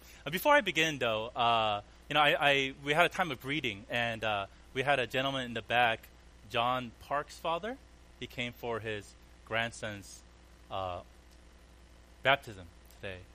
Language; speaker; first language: English; early bilingual, other home language; Korean